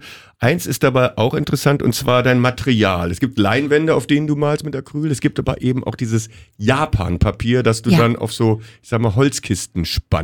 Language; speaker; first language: German; native; German